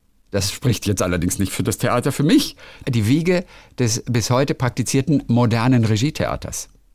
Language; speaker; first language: German; native; German